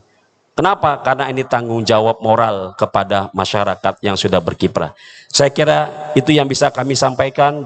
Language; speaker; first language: Indonesian; native; Indonesian